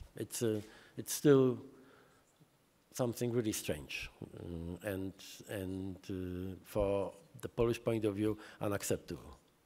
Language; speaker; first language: English; non-native, fluent; Polish